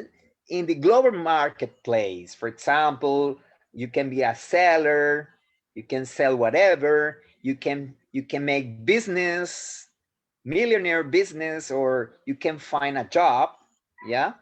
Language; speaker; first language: English; non-native, fluent; Spanish